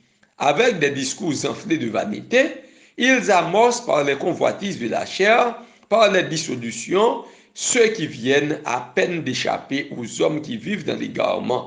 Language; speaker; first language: French; non-native, local second language; Haitian Creole